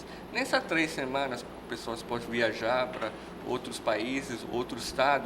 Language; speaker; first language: Portuguese; non-native, learner; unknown